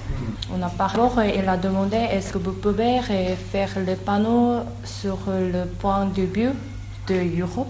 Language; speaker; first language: French; non-native, learner; Korean